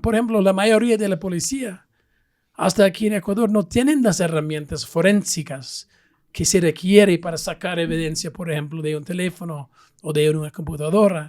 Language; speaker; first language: Spanish; non-native, fluent; English